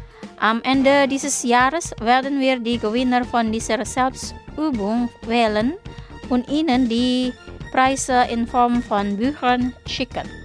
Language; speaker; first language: German; non-native, fluent; Indonesian